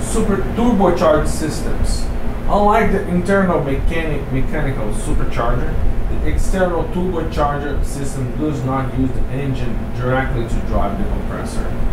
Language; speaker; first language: English; non-native, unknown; Portuguese